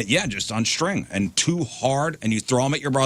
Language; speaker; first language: English; native; English